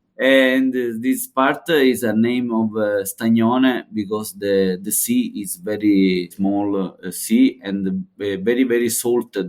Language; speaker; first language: English; non-native, learner; Italian